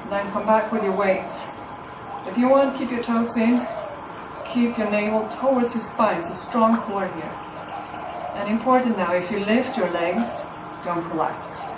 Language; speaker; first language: English; non-native, fluent; Swedish